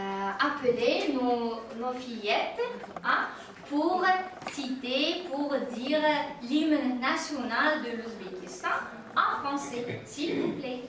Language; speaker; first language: French; non-native, fluent; Uzbek